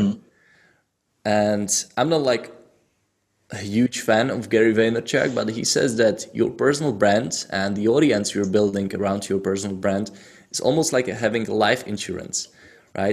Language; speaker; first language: English; non-native, fluent; Czech